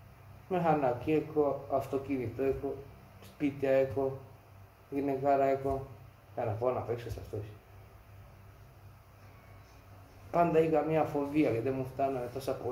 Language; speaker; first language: Greek; non-native, fluent; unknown